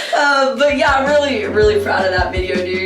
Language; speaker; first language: English; native; English